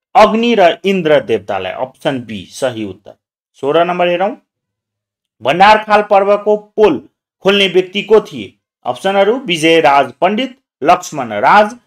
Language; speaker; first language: Nepali; non-native, local second language; Maithili